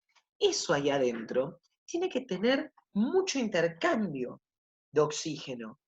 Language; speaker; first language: Spanish; native; Spanish